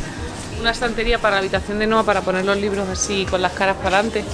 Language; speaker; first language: Spanish; native; Spanish